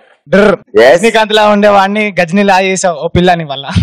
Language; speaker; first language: Telugu; native; Telugu